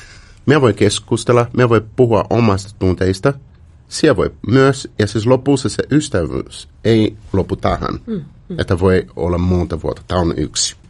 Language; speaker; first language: Finnish; non-native, fluent; Portuguese